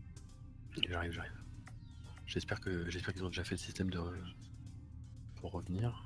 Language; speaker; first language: French; native; French